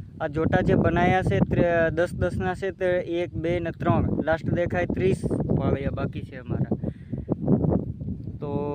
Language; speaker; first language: Gujarati; non-native, local second language; Bhili